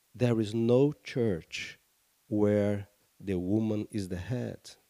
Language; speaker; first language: English; non-native, fluent; Portuguese